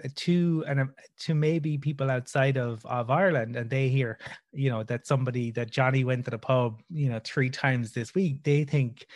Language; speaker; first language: English; native; English